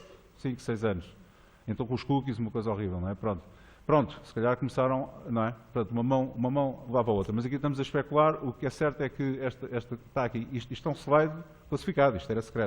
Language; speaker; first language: Portuguese; native; Portuguese